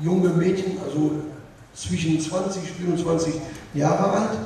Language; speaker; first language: German; non-native, learner; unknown